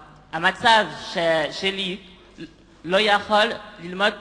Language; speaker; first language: Hebrew; non-native, learner; French